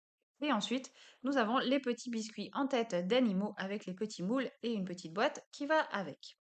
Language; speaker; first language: French; native; French